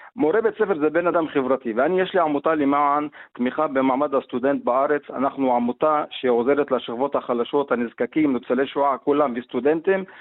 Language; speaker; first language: Hebrew; non-native, local second language; Arabic